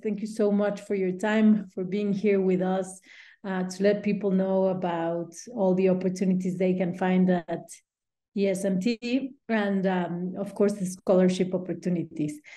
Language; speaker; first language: English; non-native, fluent; Spanish